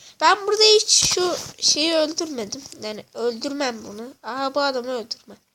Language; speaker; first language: Turkish; native; Turkish